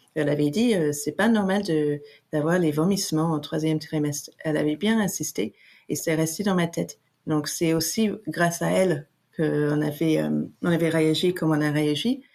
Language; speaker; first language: French; non-native, fluent; English